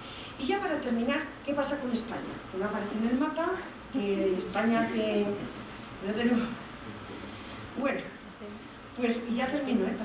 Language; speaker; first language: Spanish; native; Spanish